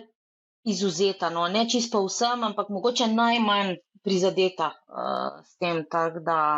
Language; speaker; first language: Slovenian; native; Slovenian